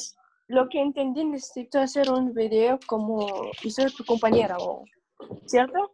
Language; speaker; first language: Spanish; non-native, learner; English